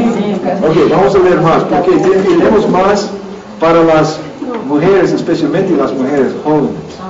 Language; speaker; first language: Spanish; non-native, learner; English